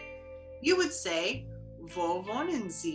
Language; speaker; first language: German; non-native, learner; English